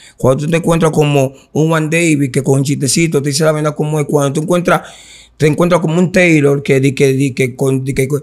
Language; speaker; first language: Spanish; native; Spanish